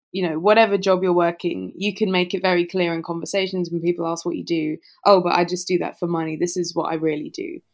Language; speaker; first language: English; native; English